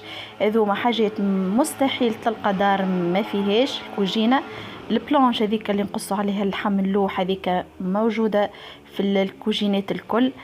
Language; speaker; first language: Arabic; native; Arabic